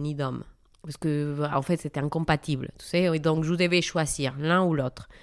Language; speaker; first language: French; non-native, fluent; Spanish